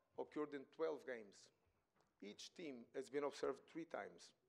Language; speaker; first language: English; non-native, fluent; Portuguese